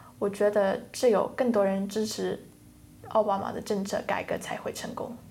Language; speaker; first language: Chinese; early bilingual, heritage; Chinese